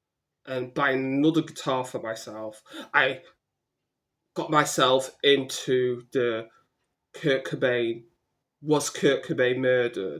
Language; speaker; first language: English; native; English